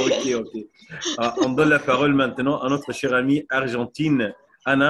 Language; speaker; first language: French; non-native, fluent; Arabic